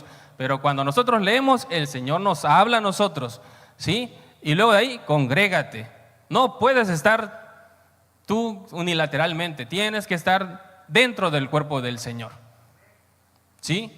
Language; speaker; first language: Spanish; native; Spanish